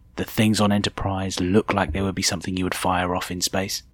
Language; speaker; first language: English; native; English